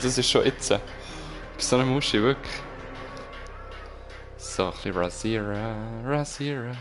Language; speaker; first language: German; native; German